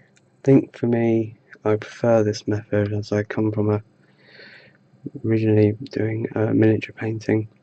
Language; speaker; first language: English; native; English